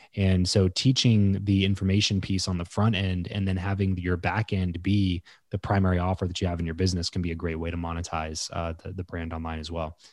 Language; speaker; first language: English; native; English